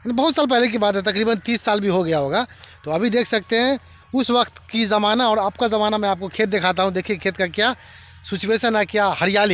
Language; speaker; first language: Hindi; native; Hindi